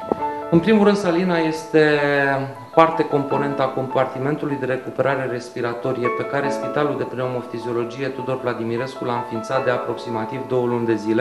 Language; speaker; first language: Romanian; native; Romanian